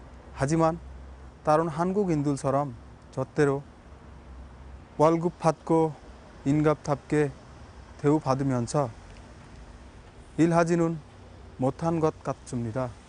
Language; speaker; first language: Korean; non-native, learner; Bangla